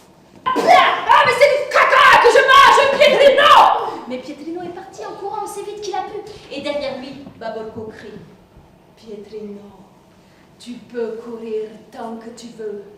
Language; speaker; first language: French; native; French